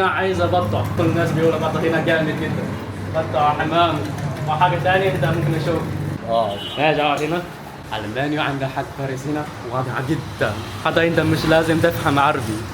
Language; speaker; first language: Arabic; non-native, fluent; Chinese